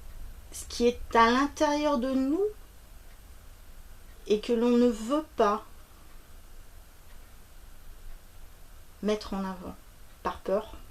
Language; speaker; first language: French; native; French